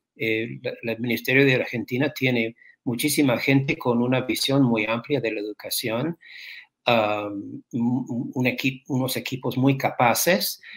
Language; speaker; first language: Spanish; non-native, fluent; English